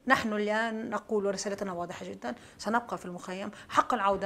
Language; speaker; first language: Arabic; native; Arabic